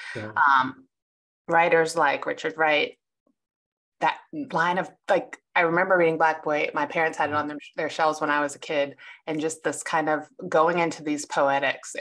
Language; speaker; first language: English; native; English